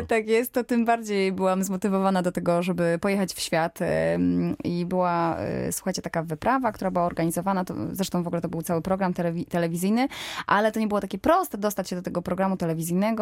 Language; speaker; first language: Polish; native; Polish